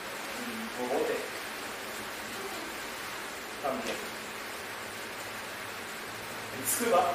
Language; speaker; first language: Spanish; non-native, learner; Japanese